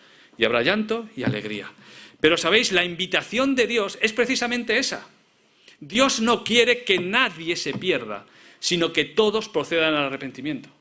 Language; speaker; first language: Spanish; native; Spanish